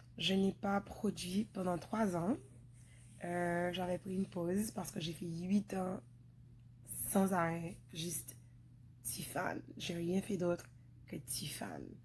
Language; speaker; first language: French; non-native, local second language; Haitian Creole